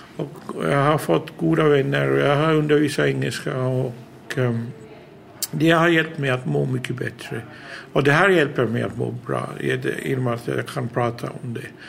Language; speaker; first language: Swedish; early bilingual, heritage; Swedish